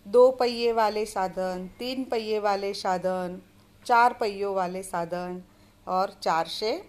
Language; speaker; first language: Hindi; non-native, local second language; Gujarati